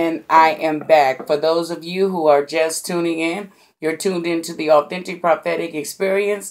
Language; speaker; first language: English; native; English